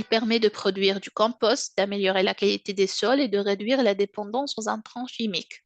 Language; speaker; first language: French; non-native, local second language; Arabic